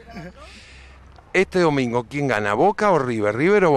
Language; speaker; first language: Spanish; native; Spanish